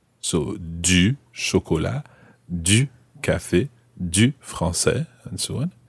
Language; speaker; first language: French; non-native, fluent; English